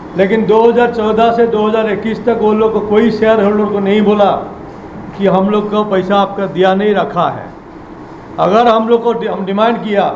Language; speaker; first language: Hindi; non-native, local second language; Odia